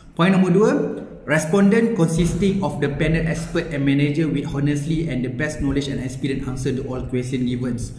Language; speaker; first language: English; non-native, local second language; Malay